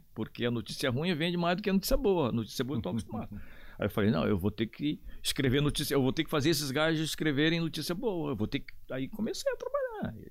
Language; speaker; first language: Portuguese; native; Portuguese